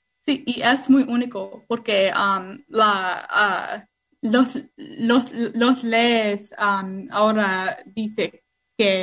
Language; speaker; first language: Spanish; non-native, learner; English